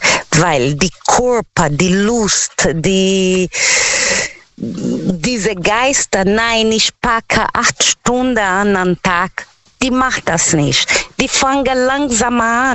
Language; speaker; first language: German; non-native, learner; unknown